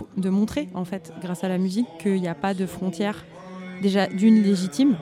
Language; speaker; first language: French; native; French